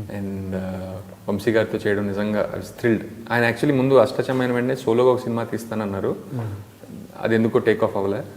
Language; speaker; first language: Telugu; native; Telugu